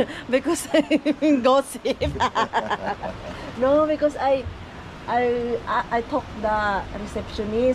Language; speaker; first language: English; non-native, local second language; Filipino